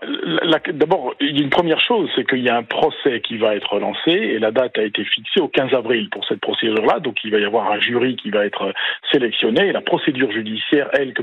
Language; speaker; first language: French; native; French